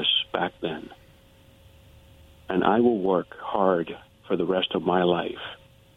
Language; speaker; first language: English; early bilingual, other home language; Spanish